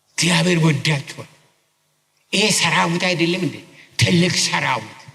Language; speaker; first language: Amharic; non-native, local second language; Oromo